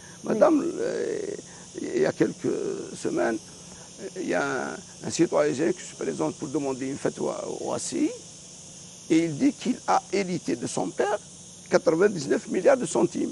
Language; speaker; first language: French; non-native, local second language; Arabic